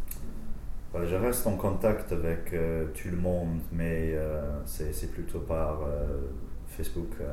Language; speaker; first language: French; non-native, fluent; English